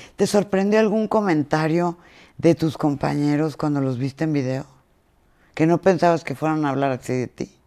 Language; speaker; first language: Spanish; native; Spanish